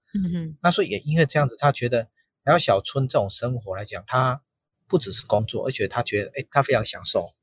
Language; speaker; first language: Chinese; native; Chinese